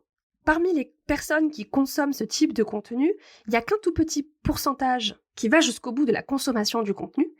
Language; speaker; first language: French; native; French